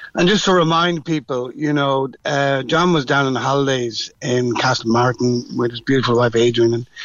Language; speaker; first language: English; native; English